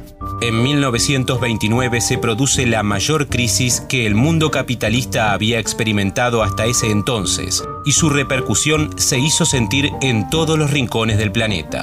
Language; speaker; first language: Spanish; native; Spanish